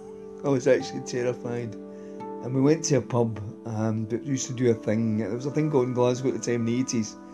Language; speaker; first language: English; native; English